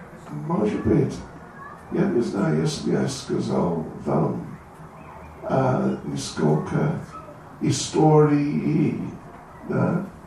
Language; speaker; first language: Russian; non-native, learner; English